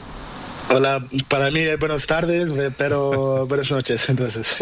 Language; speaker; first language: Spanish; non-native, learner; Portuguese